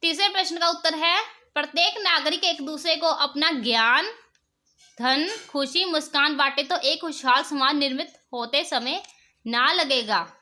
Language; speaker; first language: Hindi; non-native, local second language; Punjabi